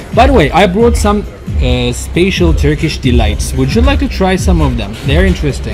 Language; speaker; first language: English; non-native, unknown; Turkish